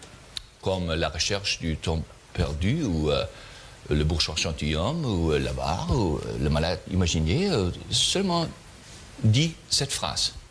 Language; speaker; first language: French; non-native, learner; German